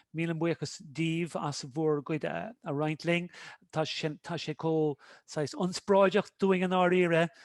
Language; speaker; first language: Irish; native; Irish